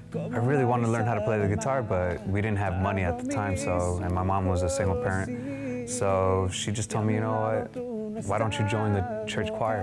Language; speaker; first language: English; native; English